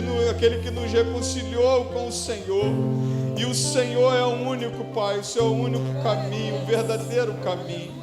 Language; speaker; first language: Portuguese; native; Portuguese